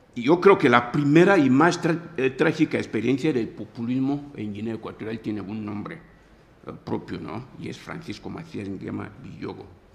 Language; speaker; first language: Spanish; non-native, local second language; Fang